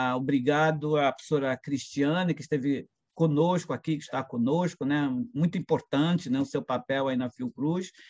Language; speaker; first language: Portuguese; non-native, local second language; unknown